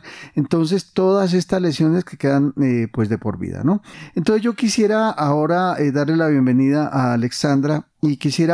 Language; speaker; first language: Spanish; native; Spanish